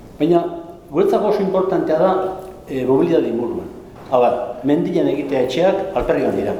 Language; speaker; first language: Basque; non-native, local second language; Spanish